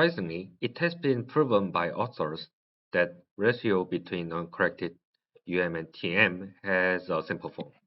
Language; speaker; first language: English; non-native, learner; Korean